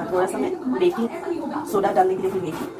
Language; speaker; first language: Hindi; native; Hindi